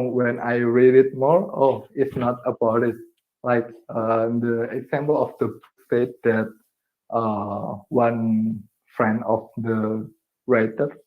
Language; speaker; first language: English; non-native, learner; Indonesian